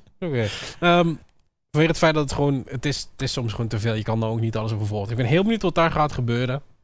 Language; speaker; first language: Dutch; native; Dutch